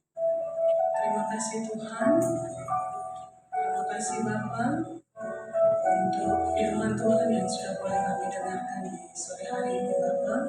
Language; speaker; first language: Indonesian; native; Indonesian